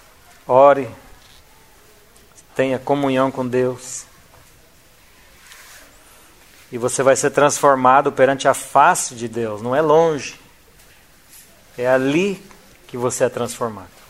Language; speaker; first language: Portuguese; native; Portuguese